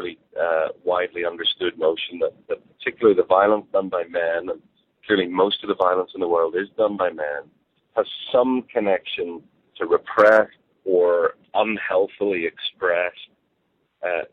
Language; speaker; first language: English; native; English